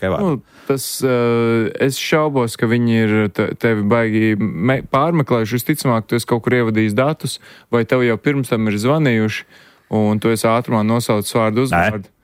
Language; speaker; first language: Latvian; native; Latvian